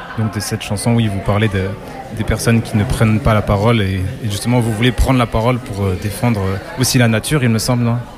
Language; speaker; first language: French; native; French